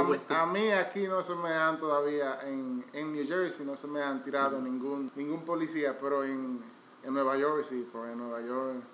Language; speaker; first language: Spanish; native; Spanish